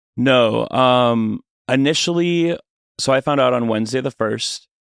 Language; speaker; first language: English; native; English